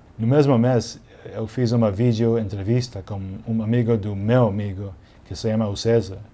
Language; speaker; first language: Portuguese; non-native, learner; English